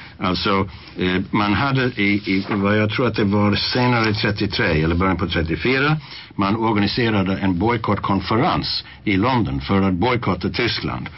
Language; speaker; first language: Swedish; non-native, fluent; English